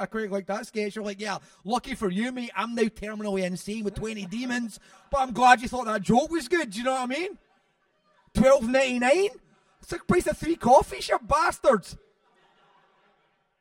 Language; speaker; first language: English; native; English